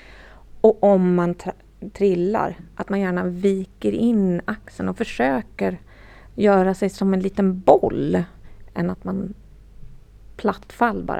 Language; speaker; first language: Swedish; native; Swedish